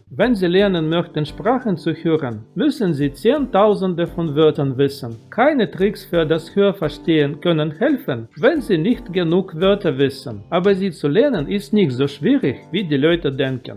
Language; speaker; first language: German; non-native, fluent; Russian